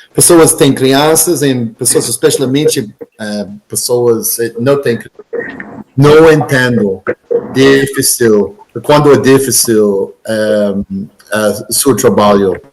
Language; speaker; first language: Portuguese; non-native, learner; English